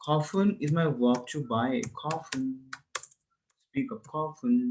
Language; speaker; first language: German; non-native, fluent; Hindi